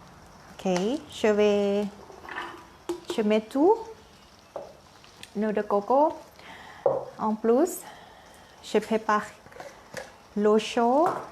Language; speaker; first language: French; non-native, learner; Thai